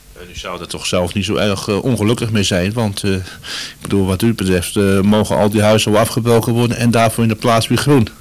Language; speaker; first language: Dutch; native; Dutch